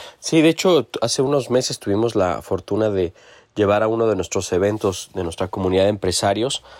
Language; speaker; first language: Spanish; native; Spanish